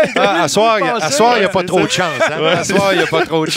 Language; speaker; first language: French; native; French